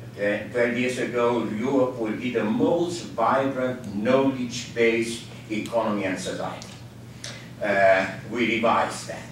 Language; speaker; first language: English; non-native, fluent; Norwegian